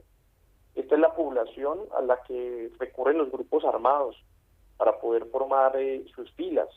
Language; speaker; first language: Spanish; native; Spanish